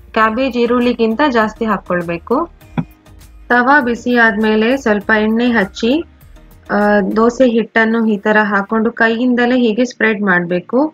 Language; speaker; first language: Kannada; non-native, local second language; Konkani